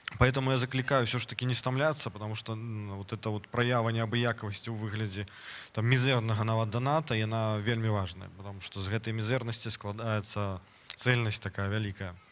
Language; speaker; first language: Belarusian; non-native, local second language; Russian